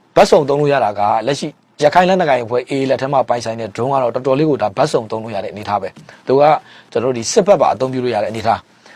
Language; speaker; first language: Burmese; native; Burmese